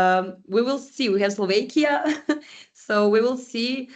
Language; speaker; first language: English; non-native, fluent; Serbian